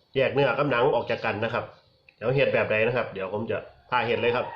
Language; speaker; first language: Thai; non-native, local second language; Northeastern Thai